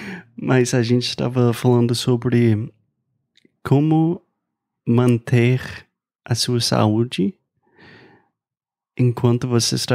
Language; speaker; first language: Portuguese; non-native, fluent; English